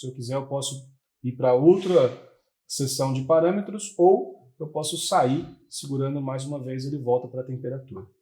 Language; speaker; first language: Portuguese; native; Portuguese